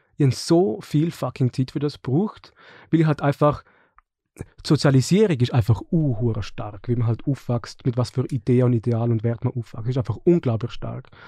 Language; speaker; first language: German; early bilingual, other home language; Serbian